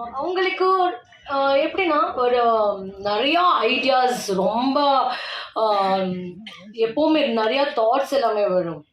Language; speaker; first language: Tamil; non-native, learner; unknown